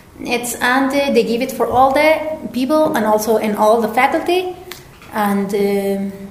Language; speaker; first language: English; non-native, learner; Persian